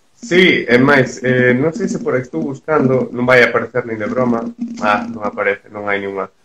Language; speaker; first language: Galician; native; Galician